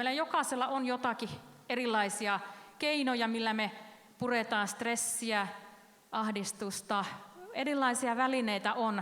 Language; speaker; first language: Finnish; native; Finnish